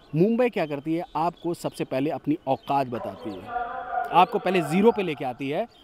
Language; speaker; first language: Hindi; native; Hindi